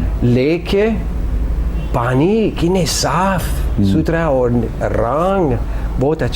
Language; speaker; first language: Hindi; non-native, learner; English